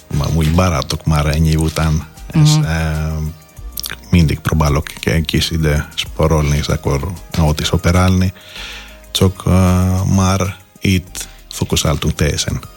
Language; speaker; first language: Hungarian; non-native, fluent; Greek